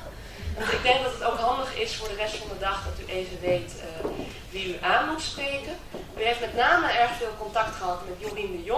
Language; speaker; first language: Dutch; native; Dutch